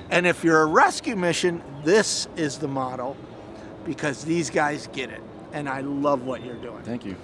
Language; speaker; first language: English; native; English